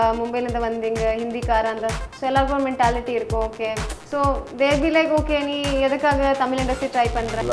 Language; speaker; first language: Tamil; non-native, learner; Hindi